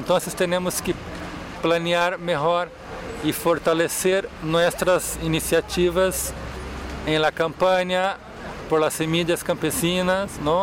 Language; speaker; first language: Spanish; non-native, fluent; Portuguese